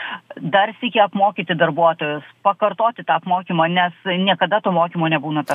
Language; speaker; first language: Lithuanian; native; Lithuanian